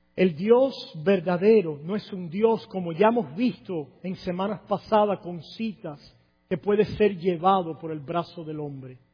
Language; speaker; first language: Spanish; native; Spanish